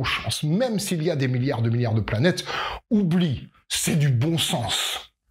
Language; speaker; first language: French; native; French